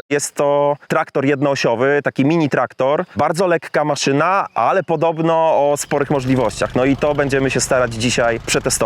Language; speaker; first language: Polish; native; Polish